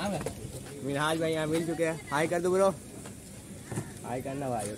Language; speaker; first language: Hindi; native; Hindi